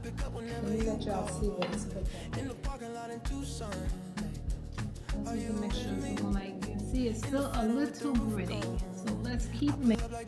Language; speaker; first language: English; native; English